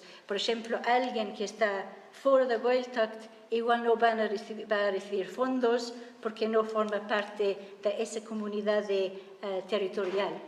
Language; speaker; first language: Galician; non-native, fluent; English